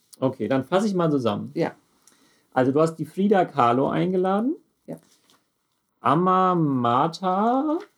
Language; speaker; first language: German; native; German